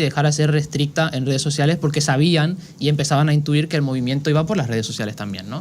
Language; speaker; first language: Spanish; native; Spanish